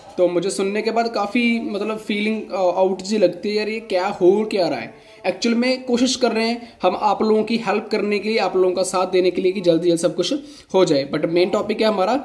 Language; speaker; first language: Hindi; non-native, local second language; Punjabi